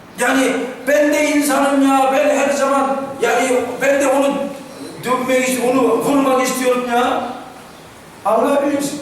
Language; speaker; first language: Turkish; non-native, fluent; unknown